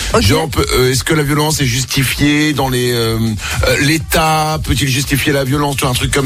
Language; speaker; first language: French; native; French